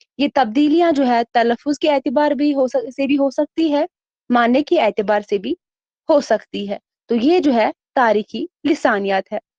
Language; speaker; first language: Urdu; non-native, local second language; Kashmiri